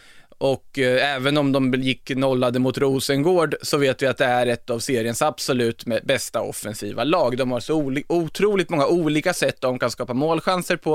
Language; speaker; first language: Swedish; native; Swedish